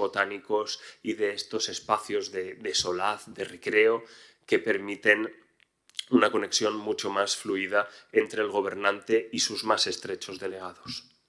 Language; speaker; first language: Spanish; native; Spanish